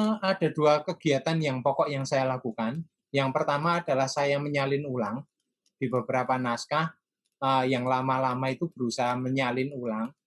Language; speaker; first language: Indonesian; non-native, local second language; Javanese